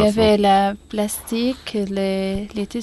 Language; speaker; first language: French; non-native, learner; Arabic